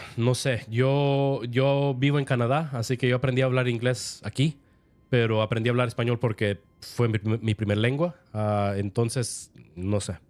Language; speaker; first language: Spanish; early bilingual, heritage; Spanish